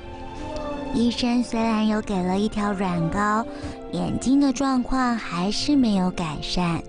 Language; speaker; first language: Chinese; native; Chinese